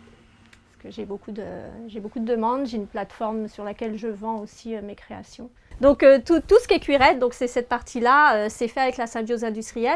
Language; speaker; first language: French; native; French